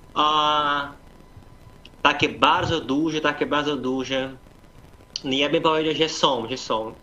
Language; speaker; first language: Polish; non-native, fluent; Portuguese